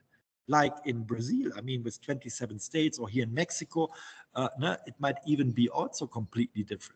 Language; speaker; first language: English; non-native, fluent; German